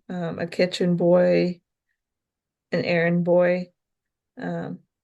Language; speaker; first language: English; native; English